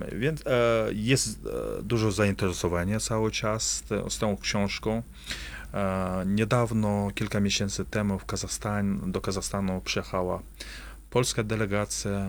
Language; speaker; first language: Polish; non-native, fluent; Russian